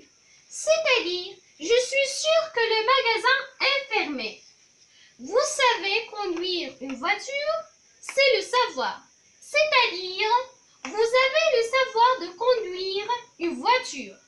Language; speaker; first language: French; non-native, local second language; Arabic